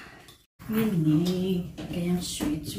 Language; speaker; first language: French; non-native, learner; Indonesian